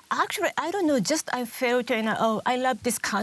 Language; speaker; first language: English; non-native, learner; Japanese